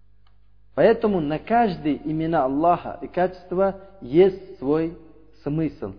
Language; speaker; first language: Russian; non-native, learner; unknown